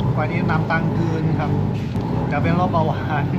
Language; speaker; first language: Thai; non-native, fluent; Chinese